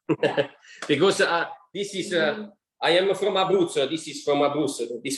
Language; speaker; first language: English; non-native, learner; Italian